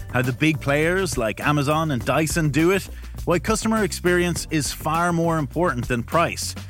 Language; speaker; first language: English; native; English